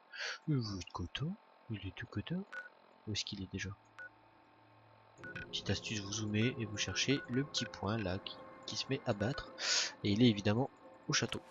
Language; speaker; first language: French; native; French